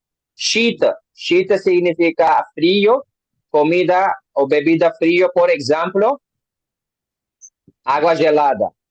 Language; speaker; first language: Portuguese; non-native, learner; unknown